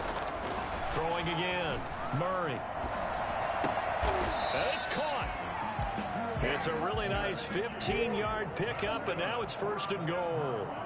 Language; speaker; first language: English; native; English